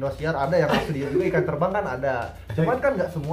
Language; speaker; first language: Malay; non-native, local second language; Sundanese